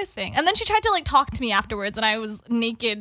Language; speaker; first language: English; non-native, local second language; Filipino